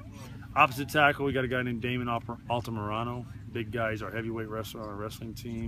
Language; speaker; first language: English; native; English